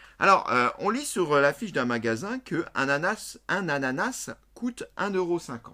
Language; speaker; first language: French; native; French